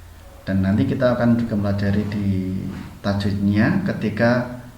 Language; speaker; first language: Indonesian; native; Indonesian